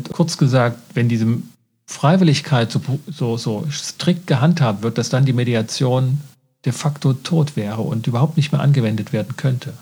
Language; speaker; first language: German; native; German